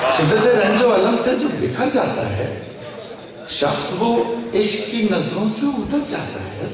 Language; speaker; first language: Urdu; native; Urdu